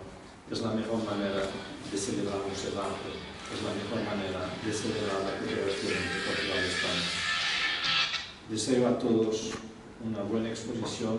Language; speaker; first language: Spanish; non-native, fluent; Portuguese